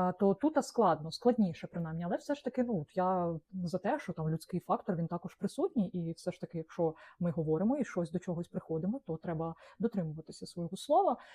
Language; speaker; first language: Ukrainian; non-native, local second language; Russian